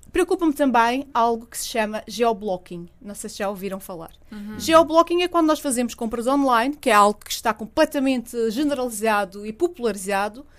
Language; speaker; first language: Portuguese; native; Portuguese